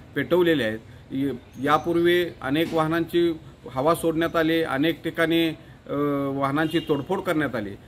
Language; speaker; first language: Marathi; native; Marathi